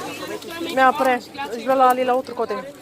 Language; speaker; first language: French; non-native, fluent; Arabic